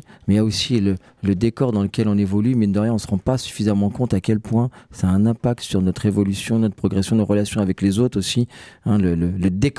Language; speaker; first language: French; native; French